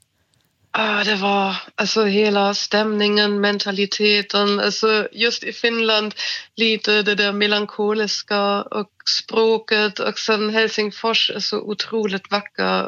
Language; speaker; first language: Swedish; non-native, fluent; German